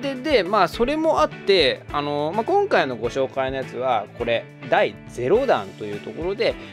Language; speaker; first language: Japanese; native; Japanese